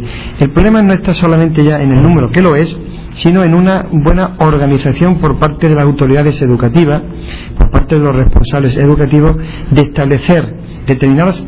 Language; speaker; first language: Spanish; native; Spanish